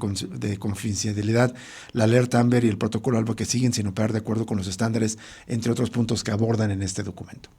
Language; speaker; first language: Spanish; native; Spanish